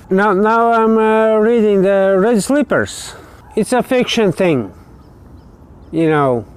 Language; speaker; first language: English; non-native, learner; Latvian